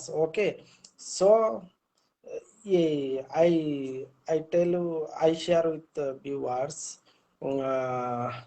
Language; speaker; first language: English; non-native, learner; Bangla